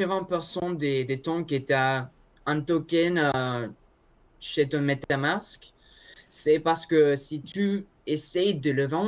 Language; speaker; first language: French; non-native, learner; Spanish